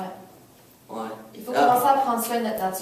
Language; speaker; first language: French; native; French